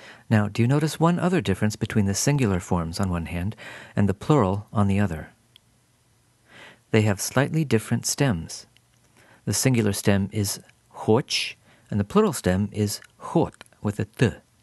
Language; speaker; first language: English; native; English